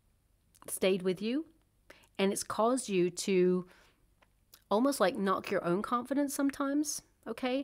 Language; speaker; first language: English; native; English